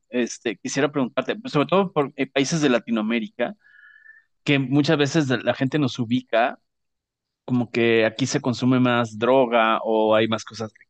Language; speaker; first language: Spanish; native; Spanish